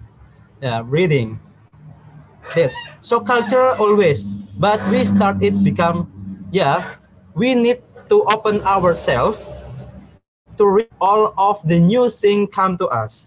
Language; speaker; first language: English; non-native, learner; Indonesian